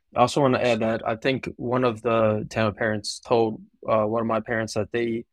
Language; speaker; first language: English; native; English